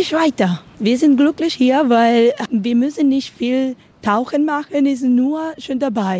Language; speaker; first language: German; non-native, learner; Spanish